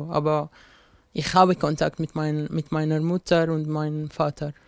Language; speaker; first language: German; non-native, learner; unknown